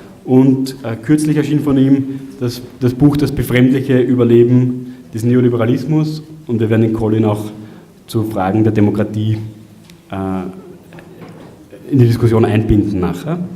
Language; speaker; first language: German; native; German